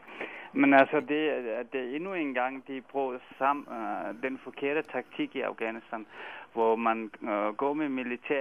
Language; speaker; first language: Danish; non-native, fluent; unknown